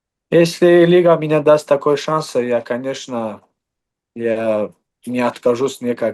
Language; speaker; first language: Russian; non-native, fluent; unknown